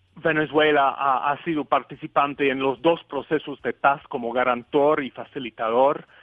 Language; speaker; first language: Spanish; non-native, fluent; English